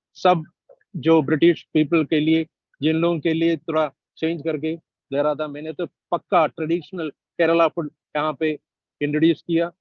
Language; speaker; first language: Hindi; non-native, local second language; Malayalam